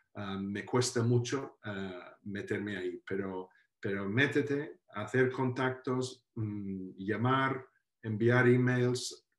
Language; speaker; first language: Spanish; non-native, fluent; Welsh